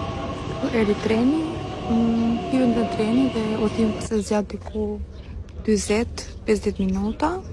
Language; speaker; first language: Albanian; early bilingual, heritage; Albanian